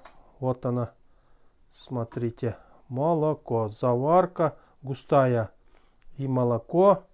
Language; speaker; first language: Russian; non-native, local second language; Kyrgyz